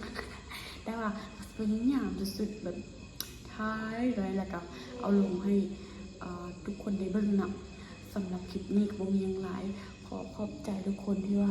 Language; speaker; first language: Thai; non-native, local second language; Lao